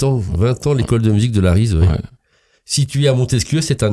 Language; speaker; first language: French; native; French